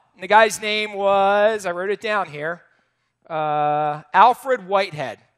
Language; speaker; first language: English; native; English